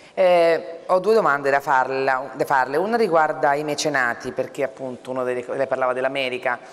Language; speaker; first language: Italian; native; Italian